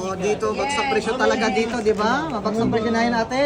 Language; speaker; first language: Filipino; non-native, learner; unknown